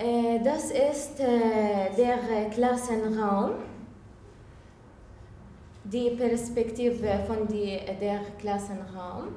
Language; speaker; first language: German; non-native, learner; Arabic